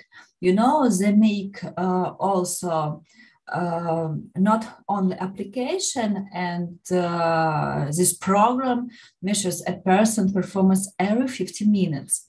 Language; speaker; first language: English; non-native, learner; Ukrainian